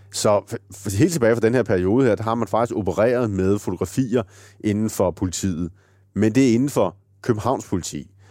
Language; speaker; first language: Danish; native; Danish